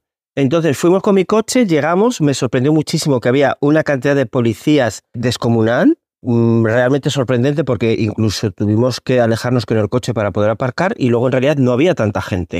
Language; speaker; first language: Spanish; native; Spanish